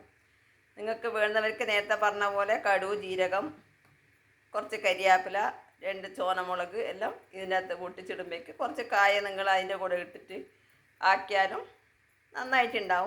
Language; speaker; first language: Malayalam; native; Malayalam